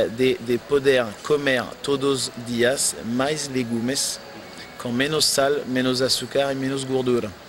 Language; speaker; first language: Portuguese; non-native, fluent; French